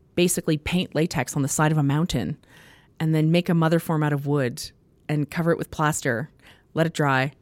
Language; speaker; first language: English; native; English